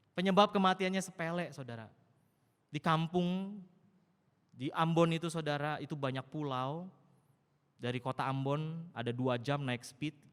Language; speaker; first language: Indonesian; native; Indonesian